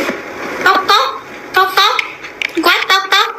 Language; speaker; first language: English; non-native, learner; Vietnamese